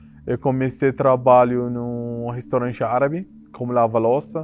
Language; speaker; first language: Portuguese; non-native, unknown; Arabic